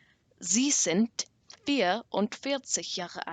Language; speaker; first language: German; non-native, learner; English